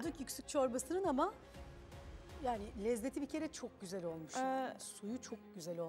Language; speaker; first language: Turkish; native; Turkish